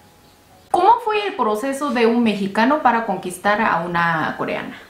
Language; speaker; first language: Spanish; non-native, fluent; Korean